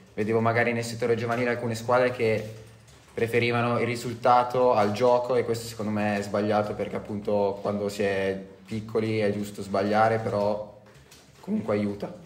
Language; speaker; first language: Italian; native; Italian